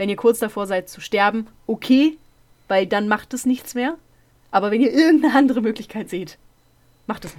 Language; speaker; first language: German; native; German